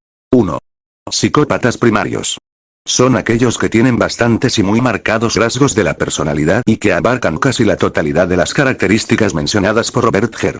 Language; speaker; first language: Spanish; native; Spanish